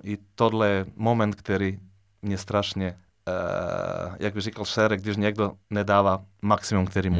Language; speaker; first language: Czech; non-native, fluent; Serbian